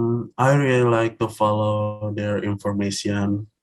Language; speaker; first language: English; non-native, learner; Indonesian